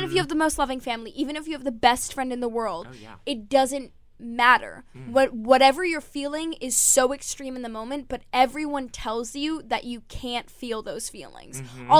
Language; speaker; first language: English; native; English